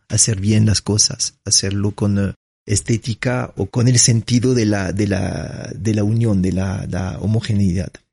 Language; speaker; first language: Spanish; non-native, fluent; French